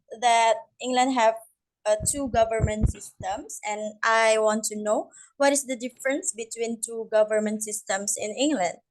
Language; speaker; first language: English; non-native, learner; Indonesian